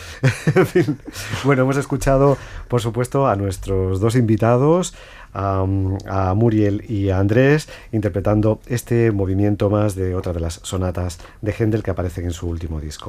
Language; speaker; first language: Spanish; native; Spanish